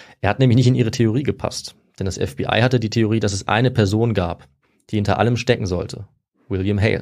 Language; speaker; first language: German; native; German